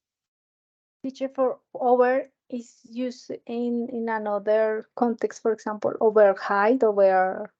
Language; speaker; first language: English; non-native, learner; Spanish